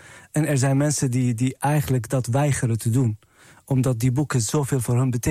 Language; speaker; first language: Dutch; non-native, fluent; Arabic